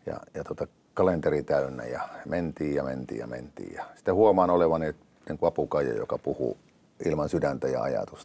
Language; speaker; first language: Finnish; native; Finnish